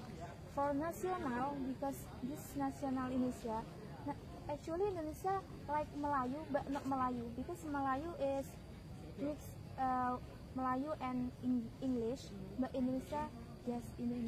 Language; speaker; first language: English; non-native, learner; Javanese